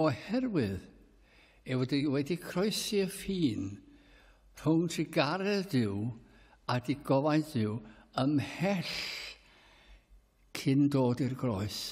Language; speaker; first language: Welsh; native; Welsh